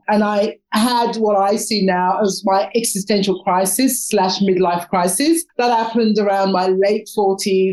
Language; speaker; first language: English; native; English